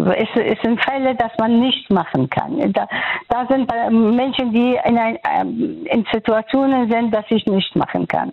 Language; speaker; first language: German; non-native, fluent; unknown